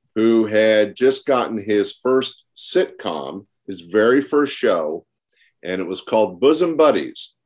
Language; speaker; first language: English; native; English